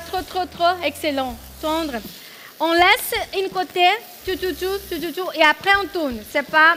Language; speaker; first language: French; non-native, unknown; Portuguese